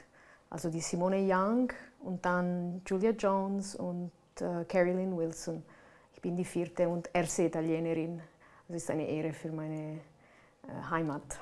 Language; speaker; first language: German; non-native, fluent; Italian